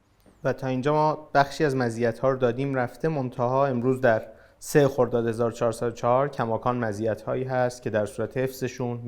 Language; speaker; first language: Persian; native; Persian